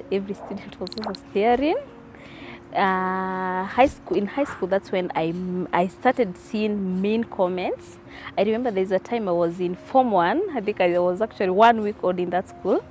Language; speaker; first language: English; non-native, local second language; Kikuyu